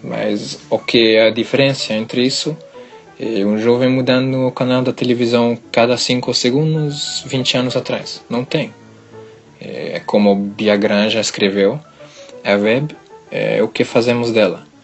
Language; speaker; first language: Portuguese; non-native, learner; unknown